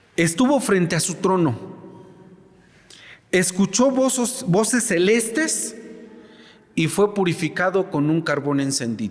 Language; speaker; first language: Spanish; native; Spanish